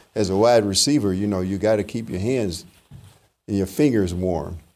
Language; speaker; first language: English; native; English